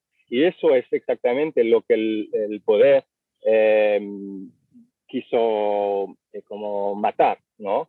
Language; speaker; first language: Spanish; non-native, fluent; French